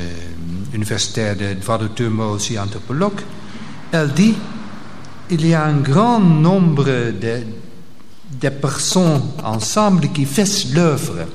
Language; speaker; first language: French; non-native, local second language; Dutch